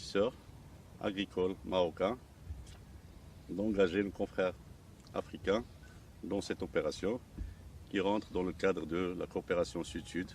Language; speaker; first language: French; non-native, local second language; Arabic